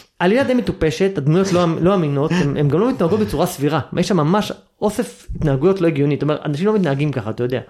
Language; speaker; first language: Hebrew; native; Hebrew